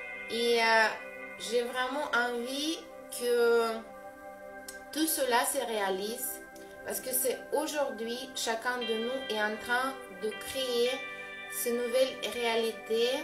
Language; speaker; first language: French; non-native, fluent; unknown